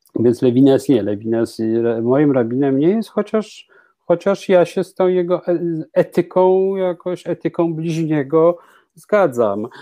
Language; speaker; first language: Polish; native; Polish